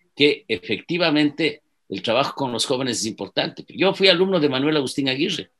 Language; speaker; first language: Spanish; native; Spanish